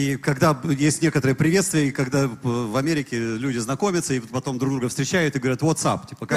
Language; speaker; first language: Russian; native; Russian